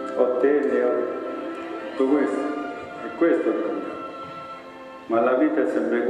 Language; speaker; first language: Italian; early bilingual, heritage; Italian